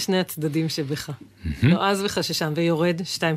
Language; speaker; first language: Hebrew; native; Hebrew